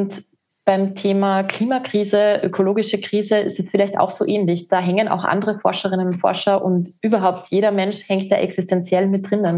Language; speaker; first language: German; native; German